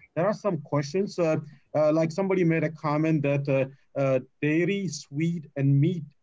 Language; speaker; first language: English; non-native, local second language; Gujarati